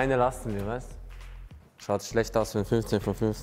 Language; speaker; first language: German; non-native, fluent; Hungarian